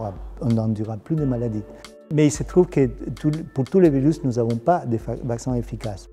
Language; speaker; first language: French; non-native, fluent; Spanish